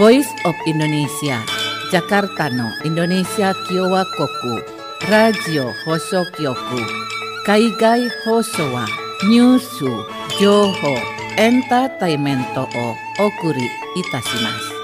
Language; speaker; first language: Japanese; non-native, fluent; Indonesian